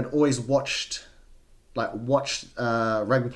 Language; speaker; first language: English; native; English